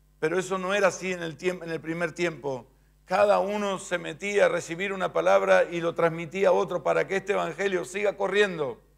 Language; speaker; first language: Spanish; native; Spanish